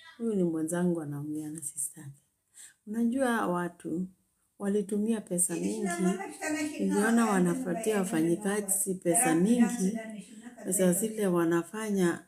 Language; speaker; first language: Swahili; native; Swahili